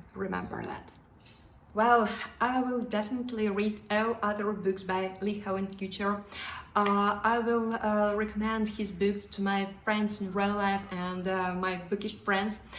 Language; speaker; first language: English; non-native, fluent; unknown